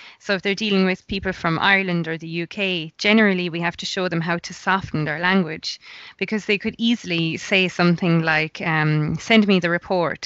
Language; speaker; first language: English; native; English